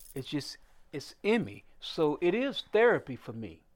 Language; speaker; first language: English; native; English